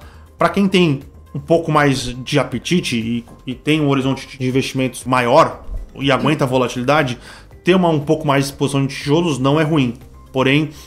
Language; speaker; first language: Portuguese; native; Portuguese